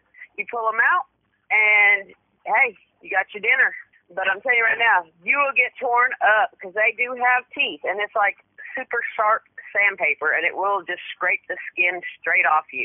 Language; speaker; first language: English; native; English